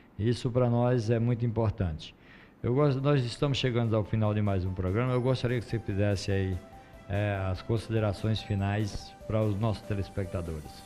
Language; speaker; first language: Portuguese; native; Portuguese